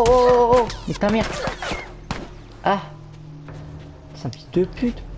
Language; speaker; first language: French; native; French